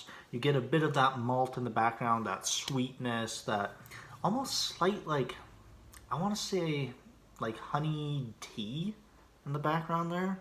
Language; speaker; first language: English; native; English